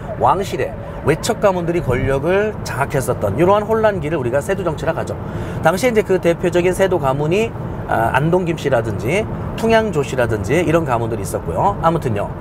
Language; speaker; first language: Korean; native; Korean